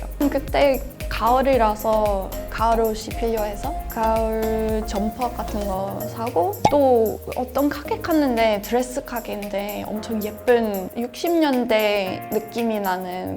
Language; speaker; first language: Korean; non-native, fluent; English